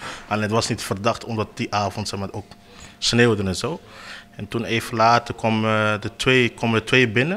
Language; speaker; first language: Dutch; native; Dutch